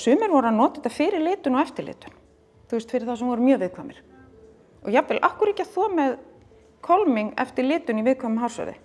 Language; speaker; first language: Icelandic; native; Icelandic